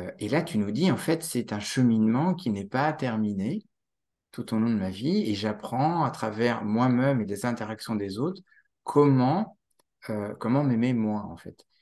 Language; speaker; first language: French; native; French